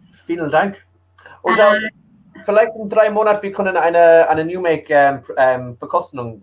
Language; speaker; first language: German; early bilingual, heritage; English